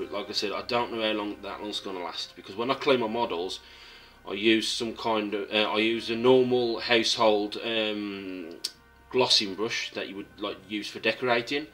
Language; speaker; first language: English; native; English